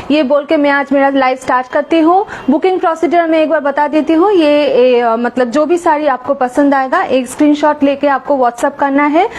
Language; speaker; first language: Hindi; non-native, local second language; Bangla